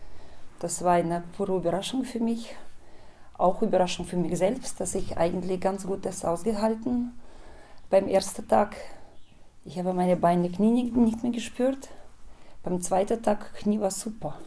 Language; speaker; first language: German; non-native, fluent; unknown